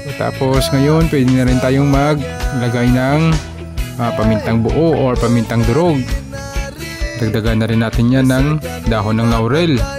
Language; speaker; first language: Filipino; non-native, local second language; Hiligaynon